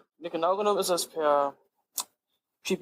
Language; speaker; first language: German; native; German